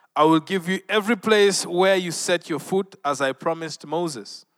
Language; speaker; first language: English; non-native, local second language; Luo (Kenya and Tanzania)